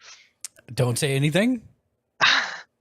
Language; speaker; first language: English; native; English